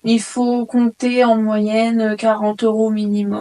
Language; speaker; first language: French; native; French